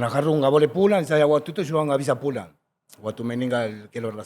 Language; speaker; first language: Indonesian; non-native, fluent; Spanish